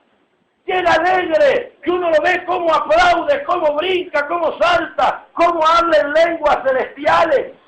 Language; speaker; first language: Spanish; native; Spanish